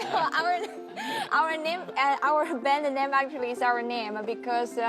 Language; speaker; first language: English; non-native, learner; Chinese